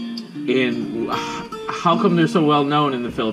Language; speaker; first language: English; native; English